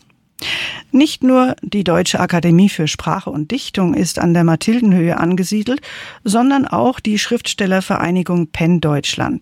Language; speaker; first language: German; native; German